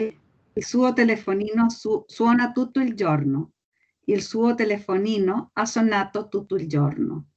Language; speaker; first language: Italian; non-native, learner; Spanish